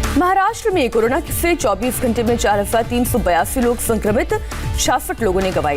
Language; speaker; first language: Hindi; native; Hindi